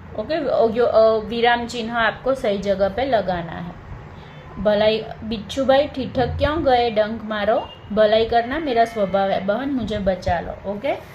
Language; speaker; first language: Hindi; non-native, local second language; Gujarati